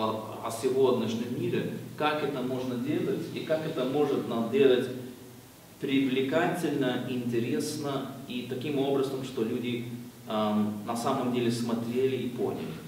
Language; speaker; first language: Russian; non-native, fluent; Swedish